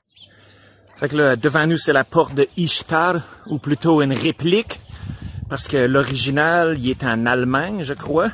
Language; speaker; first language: French; native; French